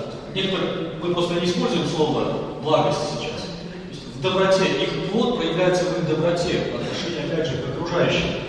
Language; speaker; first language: Russian; native; Russian